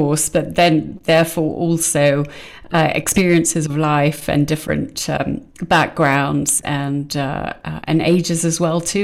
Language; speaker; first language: English; native; English